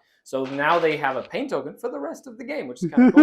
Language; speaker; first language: English; native; English